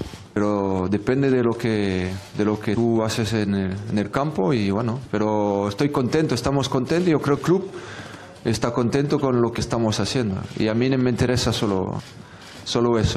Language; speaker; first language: Spanish; non-native, fluent; French